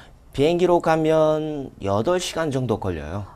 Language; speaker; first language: Korean; non-native, learner; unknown